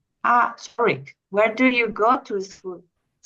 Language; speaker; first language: English; non-native, learner; Spanish